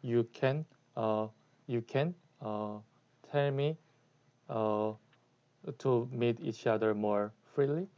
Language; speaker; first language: English; non-native, learner; Korean